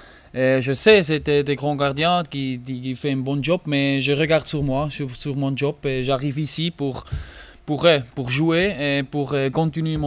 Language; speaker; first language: French; non-native, learner; German